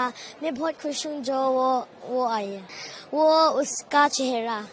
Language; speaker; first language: Hindi; non-native, local second language; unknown